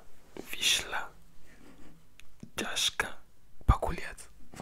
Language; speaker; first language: Russian; non-native, learner; French